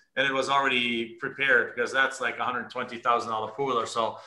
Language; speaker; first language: English; non-native, fluent; German